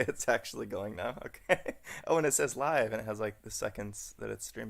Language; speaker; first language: English; native; English